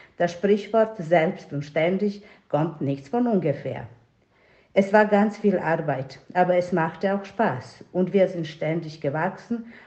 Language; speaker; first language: German; non-native, fluent; Serbian